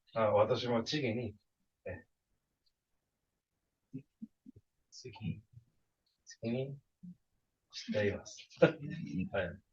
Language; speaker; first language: Japanese; non-native, learner; Korean